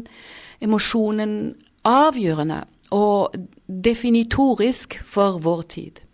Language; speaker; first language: Norwegian; non-native, fluent; German